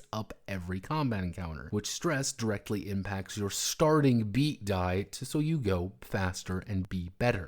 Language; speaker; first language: English; native; English